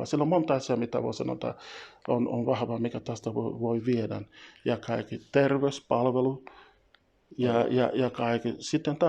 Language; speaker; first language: Finnish; non-native, fluent; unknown